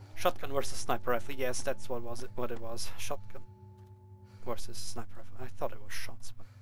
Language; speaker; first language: English; non-native, fluent; Swiss German